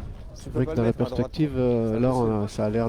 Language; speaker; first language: French; native; French